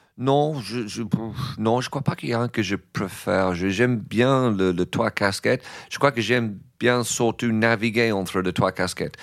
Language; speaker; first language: French; non-native, fluent; English